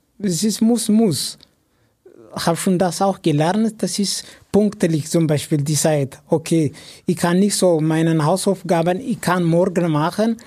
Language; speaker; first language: German; non-native, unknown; Amharic